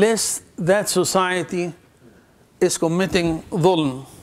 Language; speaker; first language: English; non-native, fluent; Arabic